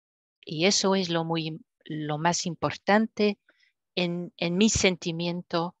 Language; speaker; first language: Spanish; non-native, fluent; French